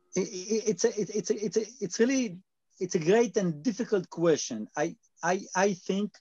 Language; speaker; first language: English; non-native, learner; Hebrew